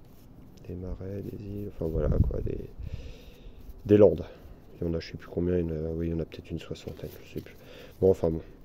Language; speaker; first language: French; native; French